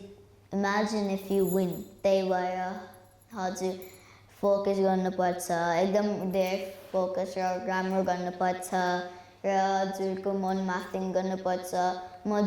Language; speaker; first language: Nepali; early bilingual, heritage; Nepali